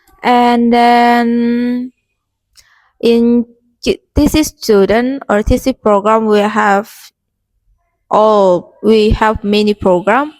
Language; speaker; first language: English; non-native, learner; Indonesian